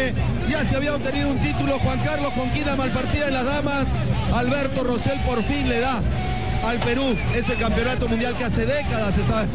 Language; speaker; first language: Spanish; native; Spanish